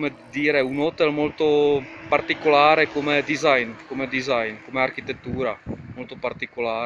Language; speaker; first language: Italian; non-native, fluent; Czech